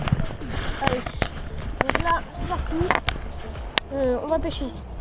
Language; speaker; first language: French; native; French